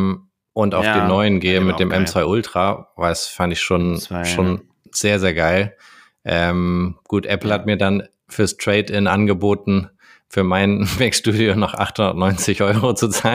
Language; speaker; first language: German; native; German